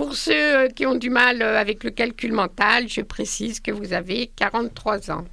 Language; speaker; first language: French; native; French